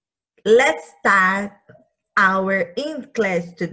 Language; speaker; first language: English; non-native, learner; Portuguese